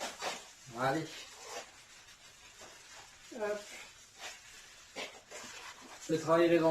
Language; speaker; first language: French; native; French